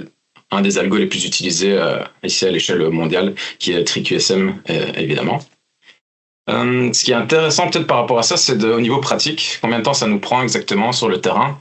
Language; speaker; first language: French; native; French